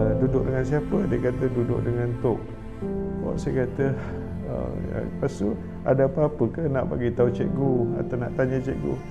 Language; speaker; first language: Malay; native; Malay